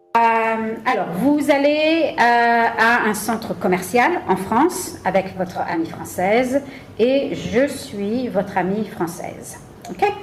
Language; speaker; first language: French; non-native, fluent; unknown